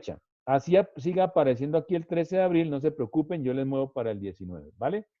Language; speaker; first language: Spanish; native; Spanish